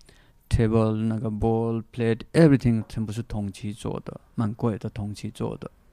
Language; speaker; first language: Chinese; non-native, fluent; Nepali